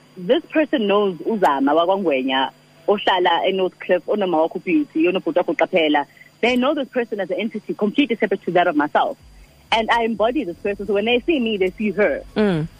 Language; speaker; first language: English; non-native, local second language; Xhosa